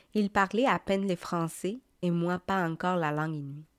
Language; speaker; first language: French; non-native, fluent; Spanish